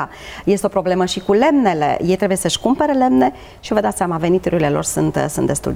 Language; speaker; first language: Romanian; native; Romanian